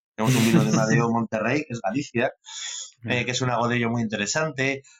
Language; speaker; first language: Spanish; native; Spanish